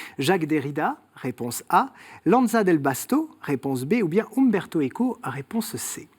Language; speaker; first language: French; native; French